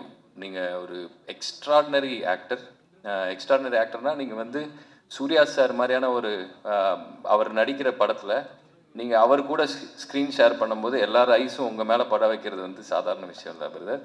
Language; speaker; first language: Tamil; native; Tamil